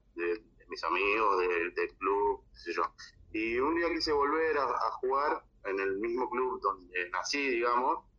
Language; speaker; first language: Spanish; native; Spanish